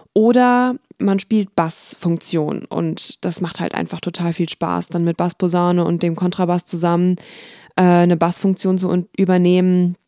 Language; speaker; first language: German; native; German